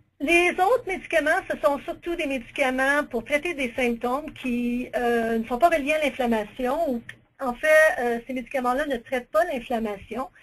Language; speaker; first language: French; native; French